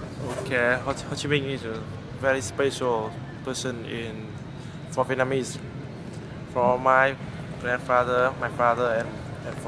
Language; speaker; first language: English; non-native, learner; Vietnamese